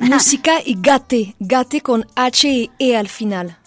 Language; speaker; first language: Spanish; non-native, fluent; French